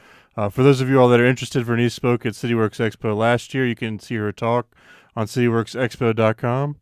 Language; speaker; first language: English; native; English